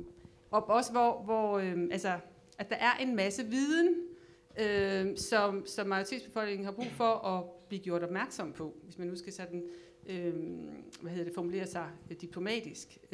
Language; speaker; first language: Danish; native; Danish